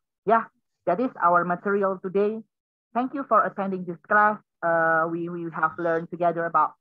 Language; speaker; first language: English; non-native, learner; Indonesian